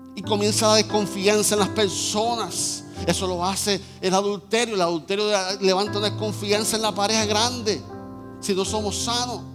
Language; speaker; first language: Spanish; native; Spanish